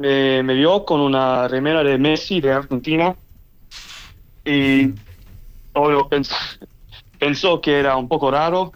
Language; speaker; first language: Spanish; early bilingual, heritage; English